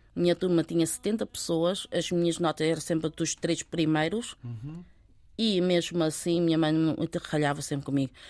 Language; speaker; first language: Portuguese; early bilingual, other home language; Chinese